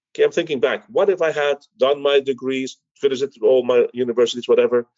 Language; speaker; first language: English; early bilingual, other home language; Dutch